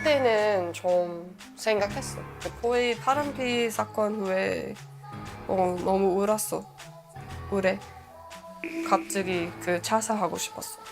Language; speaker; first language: Korean; non-native, learner; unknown